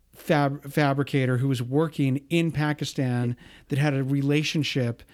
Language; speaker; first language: English; native; English